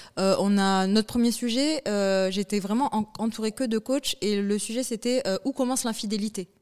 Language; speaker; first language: French; early bilingual, other home language; Arabic